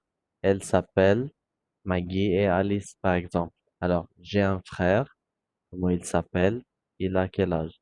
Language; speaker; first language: French; non-native, fluent; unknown